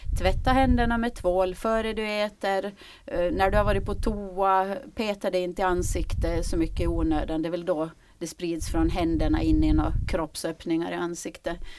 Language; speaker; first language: Swedish; native; Swedish